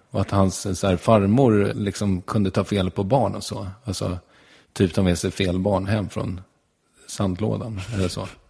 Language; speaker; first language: Swedish; native; Swedish